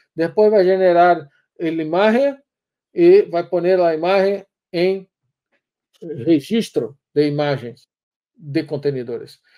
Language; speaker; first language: Portuguese; native; Portuguese